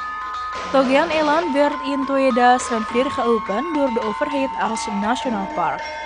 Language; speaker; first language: Dutch; non-native, fluent; Indonesian